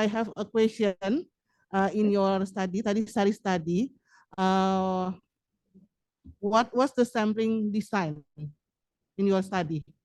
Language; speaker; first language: English; non-native, learner; Indonesian